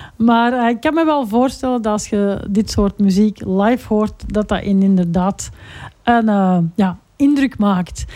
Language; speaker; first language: Dutch; native; Dutch